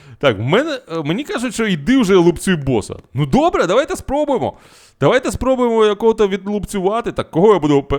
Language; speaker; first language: Ukrainian; native; Ukrainian